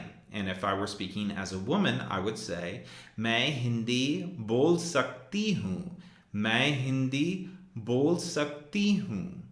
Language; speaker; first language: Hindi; non-native, fluent; English